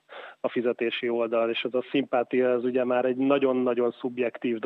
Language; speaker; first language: Hungarian; native; Hungarian